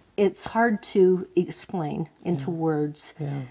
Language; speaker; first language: English; native; English